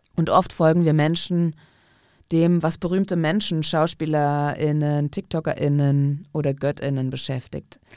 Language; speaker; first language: German; non-native, fluent; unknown